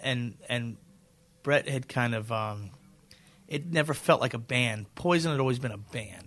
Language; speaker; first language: English; native; English